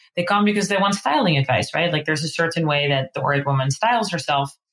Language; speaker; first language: English; non-native, fluent; Dutch